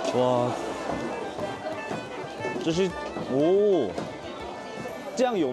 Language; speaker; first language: Chinese; non-native, learner; Korean